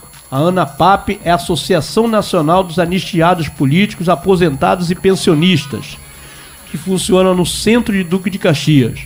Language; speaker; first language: Portuguese; native; Portuguese